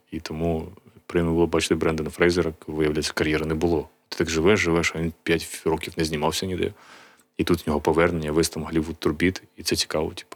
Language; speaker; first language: Ukrainian; native; Ukrainian